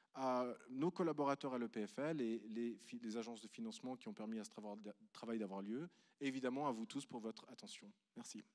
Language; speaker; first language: French; native; French